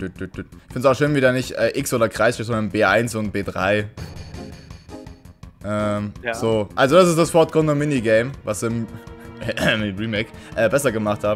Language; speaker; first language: German; native; German